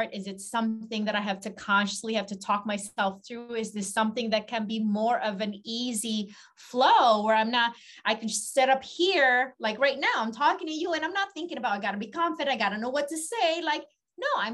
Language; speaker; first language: English; non-native, local second language; Filipino